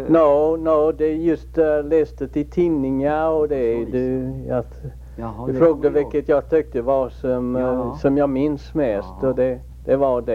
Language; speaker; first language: Swedish; early bilingual, heritage; Swedish